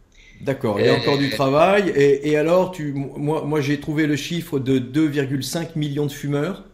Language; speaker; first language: French; native; French